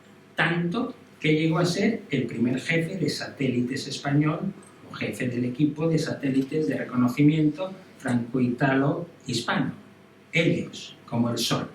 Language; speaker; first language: Spanish; native; Spanish